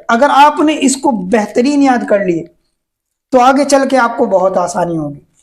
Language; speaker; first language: Hindi; native; Hindi